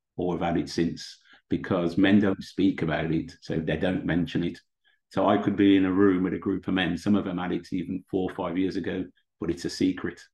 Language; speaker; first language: English; native; English